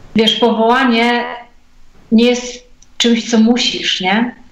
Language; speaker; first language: Polish; native; Polish